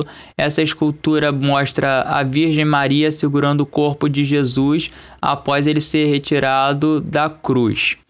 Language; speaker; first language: Portuguese; native; Portuguese